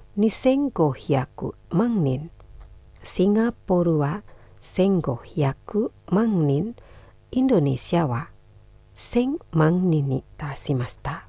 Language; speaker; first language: Japanese; non-native, fluent; Indonesian